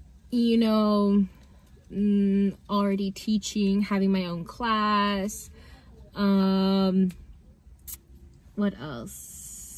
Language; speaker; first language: English; early bilingual, other home language; Spanish